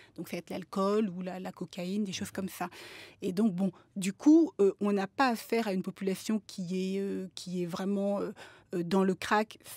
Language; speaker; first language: French; native; French